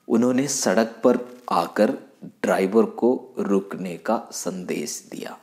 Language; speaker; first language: Hindi; non-native, local second language; Malayalam